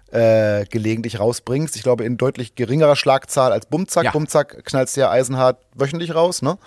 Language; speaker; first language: German; native; German